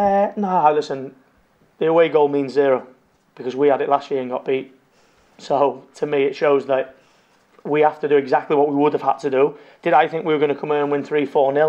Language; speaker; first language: English; native; English